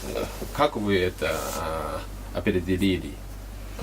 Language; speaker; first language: Russian; non-native, learner; Japanese